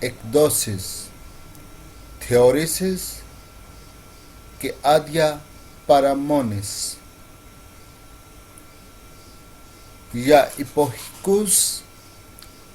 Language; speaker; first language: Greek; non-native, learner; Urdu